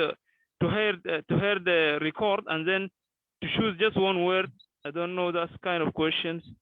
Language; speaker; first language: English; non-native, learner; Arabic